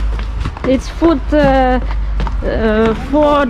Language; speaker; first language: English; non-native, learner; Russian